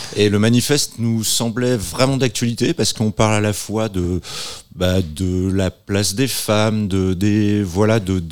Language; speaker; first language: French; native; French